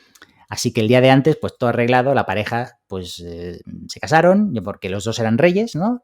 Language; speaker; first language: Spanish; native; Spanish